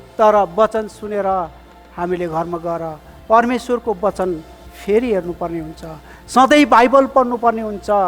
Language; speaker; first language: Nepali; native; Nepali